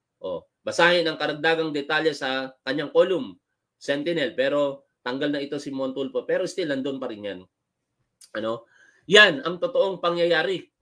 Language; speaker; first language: Filipino; native; Filipino